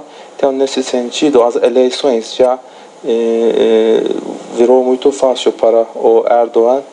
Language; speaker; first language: Portuguese; non-native, fluent; Turkish